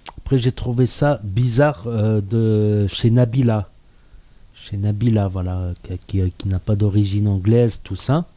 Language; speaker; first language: French; native; French